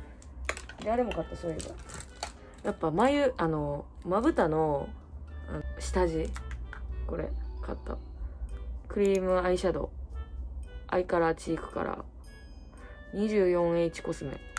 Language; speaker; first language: Japanese; native; Japanese